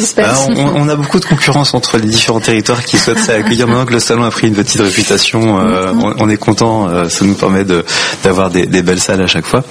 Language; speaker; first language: French; native; French